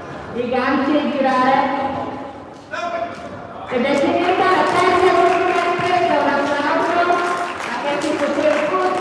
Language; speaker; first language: Italian; native; Italian